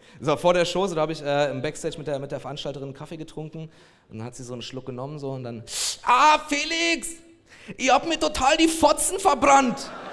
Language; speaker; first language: German; native; German